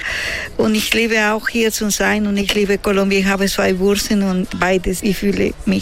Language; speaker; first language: German; non-native, learner; Spanish